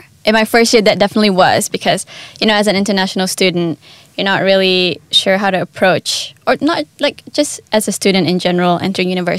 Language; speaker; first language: English; non-native, local second language; Malay